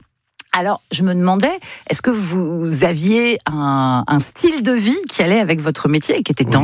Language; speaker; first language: French; native; French